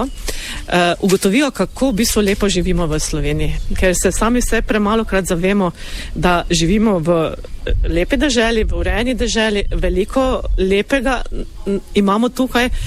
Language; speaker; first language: Slovenian; native; Slovenian